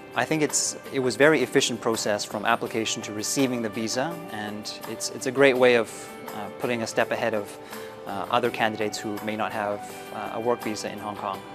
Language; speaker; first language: English; native; English